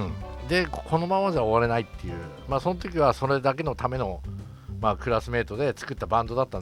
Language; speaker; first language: Japanese; native; Japanese